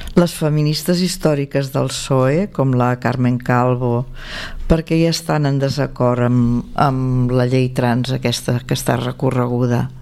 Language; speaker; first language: Catalan; native; Catalan